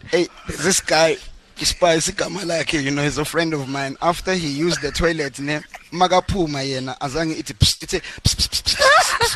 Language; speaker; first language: English; non-native, local second language; Zulu